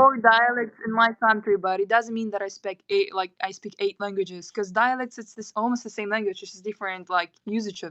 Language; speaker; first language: English; non-native, fluent; Kyrgyz